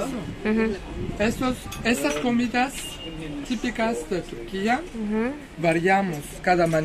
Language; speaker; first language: Spanish; non-native, fluent; Turkish